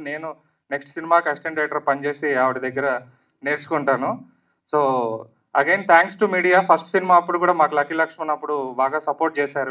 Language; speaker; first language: Telugu; native; Telugu